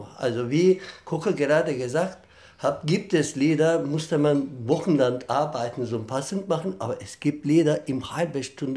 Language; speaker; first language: German; non-native, fluent; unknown